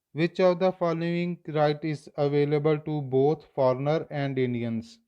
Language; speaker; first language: English; non-native, local second language; Punjabi